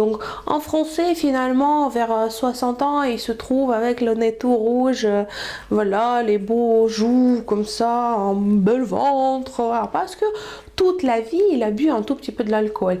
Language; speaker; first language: French; non-native, fluent; Russian